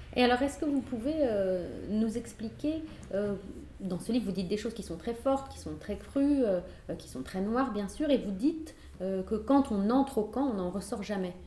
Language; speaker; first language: French; native; French